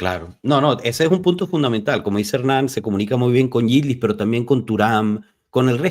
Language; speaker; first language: Spanish; native; Spanish